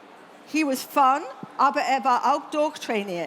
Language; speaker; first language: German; non-native, learner; English